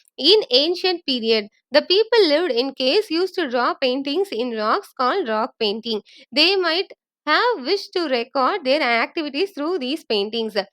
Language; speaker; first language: English; non-native, local second language; Tamil